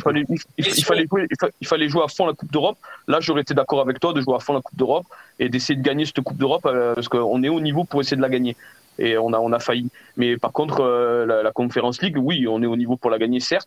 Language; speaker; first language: French; native; French